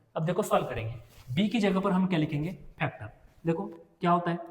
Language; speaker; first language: Hindi; non-native, local second language; Marathi